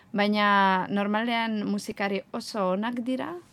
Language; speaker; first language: Basque; non-native, learner; Ukrainian